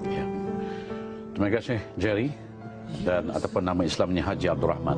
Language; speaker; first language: Malay; native; Malay